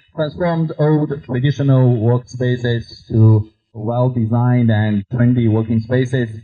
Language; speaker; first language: English; non-native, fluent; Chinese